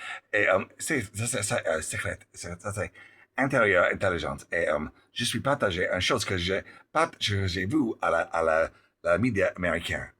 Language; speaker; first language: French; non-native, learner; English